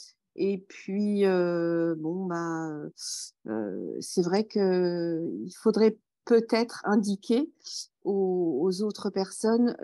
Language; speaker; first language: French; native; French